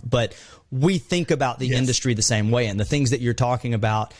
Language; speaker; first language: English; native; English